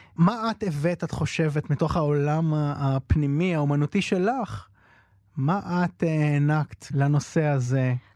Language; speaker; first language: Hebrew; native; Hebrew